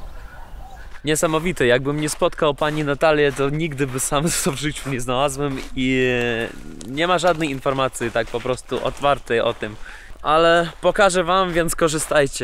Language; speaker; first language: Polish; non-native, learner; Russian